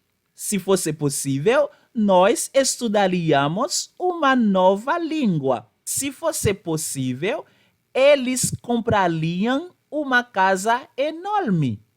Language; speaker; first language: Portuguese; non-native, fluent; Haitian Creole